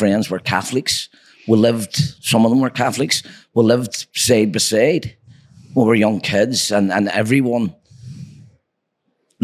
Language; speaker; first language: English; native; English